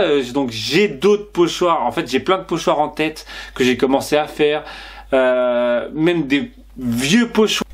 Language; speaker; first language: French; native; French